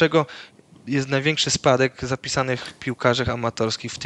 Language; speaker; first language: Polish; early bilingual, other home language; Dutch